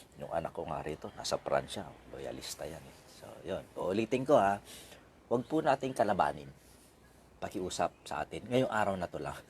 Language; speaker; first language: Filipino; non-native, local second language; Iloko